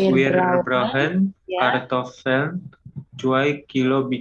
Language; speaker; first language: German; non-native, learner; Indonesian